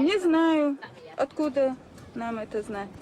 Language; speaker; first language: Russian; non-native, local second language; Chechen